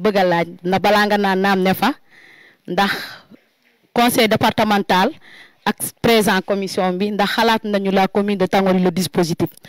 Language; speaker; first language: Wolof; non-native, local second language; Jola-Fonyi